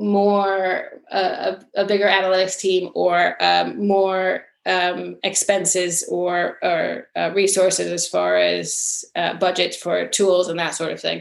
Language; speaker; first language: English; native; English